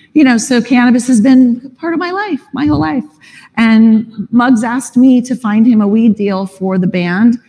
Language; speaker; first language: English; native; English